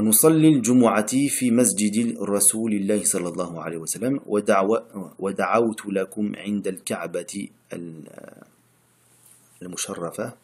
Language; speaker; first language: Arabic; non-native, fluent; French